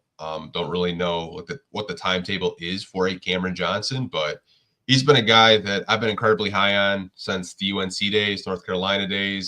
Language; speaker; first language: English; native; English